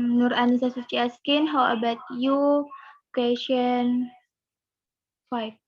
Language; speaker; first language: English; non-native, learner; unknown